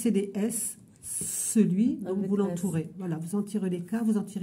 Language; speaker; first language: French; native; French